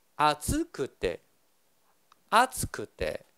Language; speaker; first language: Japanese; non-native, fluent; Chinese